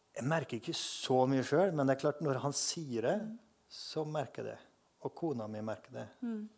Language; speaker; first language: Norwegian; native; Norwegian